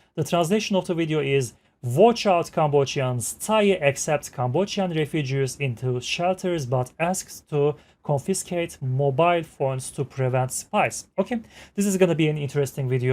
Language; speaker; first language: English; non-native, fluent; Turkish